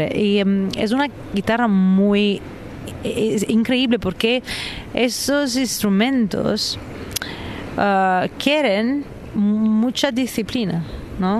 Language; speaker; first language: Spanish; non-native, fluent; Italian